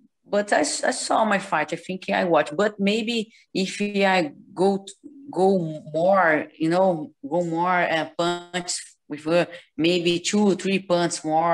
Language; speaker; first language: English; non-native, learner; Portuguese